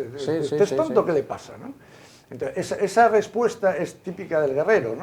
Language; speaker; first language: Spanish; native; Spanish